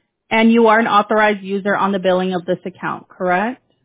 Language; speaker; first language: English; early bilingual, other home language; Spanish